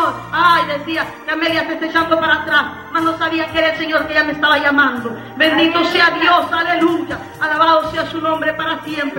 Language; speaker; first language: Spanish; native; Spanish